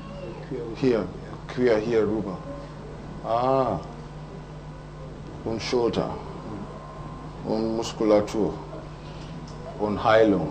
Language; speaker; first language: German; non-native, learner; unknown